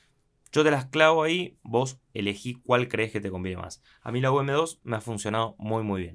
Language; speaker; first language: Spanish; native; Spanish